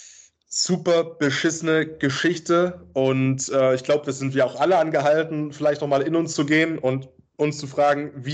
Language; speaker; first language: German; native; German